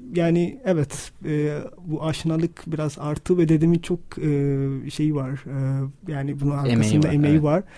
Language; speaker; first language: Turkish; non-native, fluent; Urdu